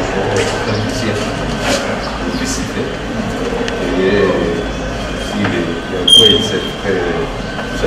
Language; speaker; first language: French; non-native, learner; Spanish